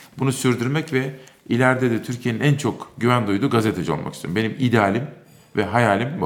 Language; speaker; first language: Turkish; native; Turkish